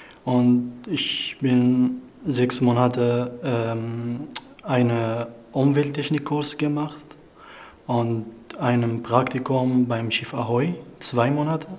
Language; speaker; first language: German; non-native, learner; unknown